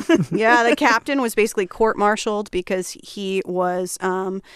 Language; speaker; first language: English; native; English